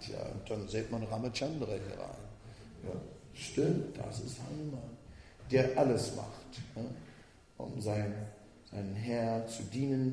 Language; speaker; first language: German; non-native, fluent; Dutch